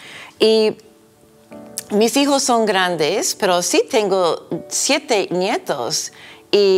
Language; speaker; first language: Spanish; non-native, fluent; English